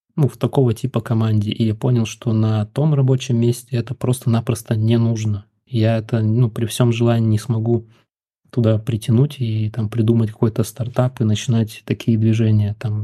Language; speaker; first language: Russian; native; Russian